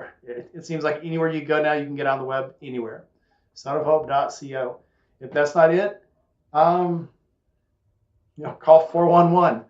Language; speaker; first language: English; native; English